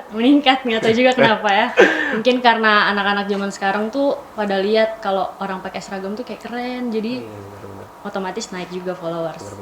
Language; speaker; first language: Indonesian; native; Indonesian